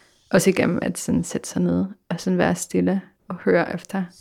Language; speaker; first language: Danish; non-native, fluent; Polish